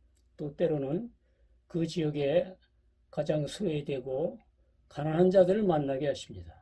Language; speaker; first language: Korean; native; Korean